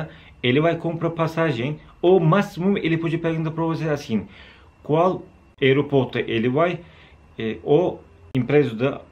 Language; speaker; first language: Portuguese; non-native, learner; Turkish